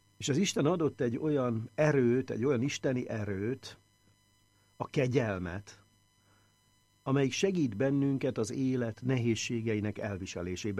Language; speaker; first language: Hungarian; native; Hungarian